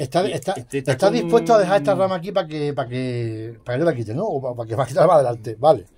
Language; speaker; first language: Spanish; native; Spanish